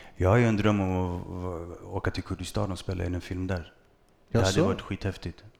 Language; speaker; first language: Swedish; early bilingual, other home language; Kurdish